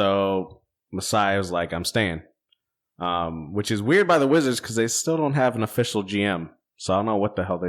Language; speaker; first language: English; native; English